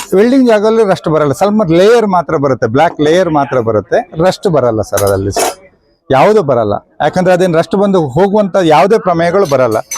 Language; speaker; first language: Kannada; native; Kannada